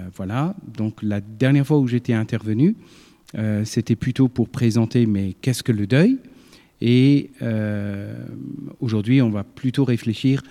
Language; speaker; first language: French; native; French